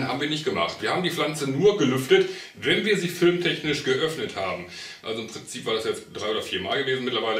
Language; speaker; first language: German; native; German